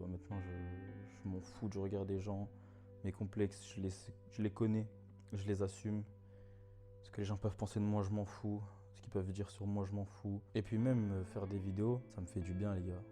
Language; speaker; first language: French; native; French